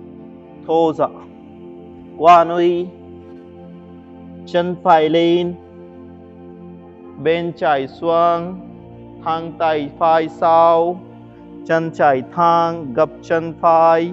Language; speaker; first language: Vietnamese; non-native, learner; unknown